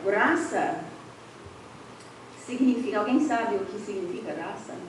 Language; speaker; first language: Portuguese; non-native, fluent; English